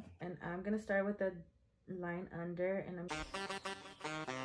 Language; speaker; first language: English; early bilingual, other home language; Spanish